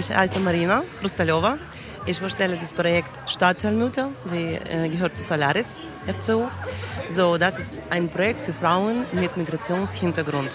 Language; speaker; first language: German; non-native, learner; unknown